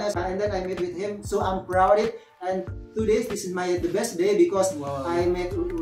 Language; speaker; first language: English; non-native, learner; Indonesian